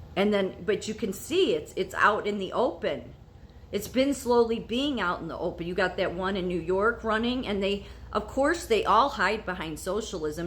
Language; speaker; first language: English; native; English